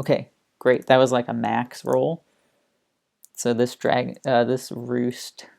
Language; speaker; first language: English; native; English